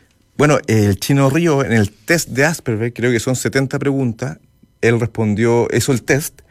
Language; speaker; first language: Spanish; native; Spanish